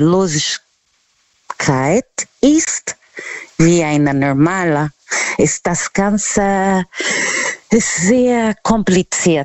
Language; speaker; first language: German; non-native, learner; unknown